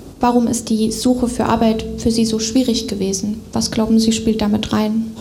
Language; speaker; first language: German; native; German